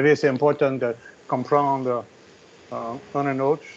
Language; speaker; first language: French; non-native, learner; English